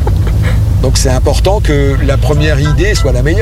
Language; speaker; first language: French; native; French